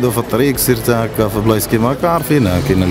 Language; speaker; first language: Arabic; native; Arabic